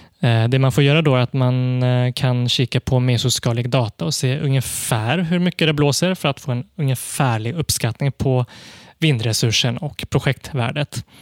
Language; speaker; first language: Swedish; early bilingual, other home language; Cantonese